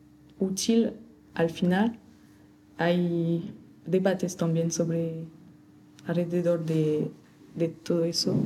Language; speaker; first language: Spanish; non-native, fluent; French